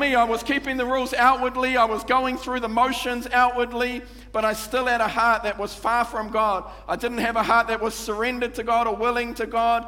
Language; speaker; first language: English; native; English